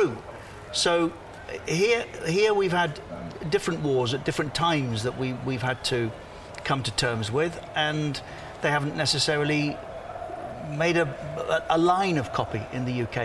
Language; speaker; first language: English; native; English